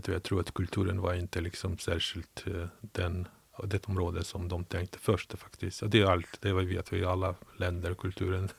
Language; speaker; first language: Swedish; non-native, fluent; Ukrainian